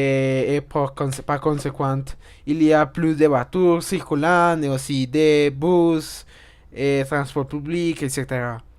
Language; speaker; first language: French; non-native, learner; Spanish